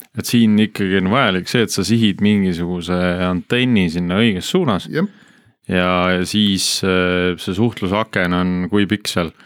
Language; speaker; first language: Estonian; native; Estonian